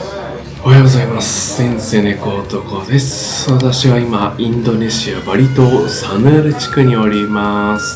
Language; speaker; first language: Japanese; native; Japanese